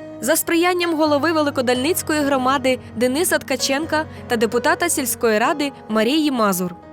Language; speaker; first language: Ukrainian; native; Ukrainian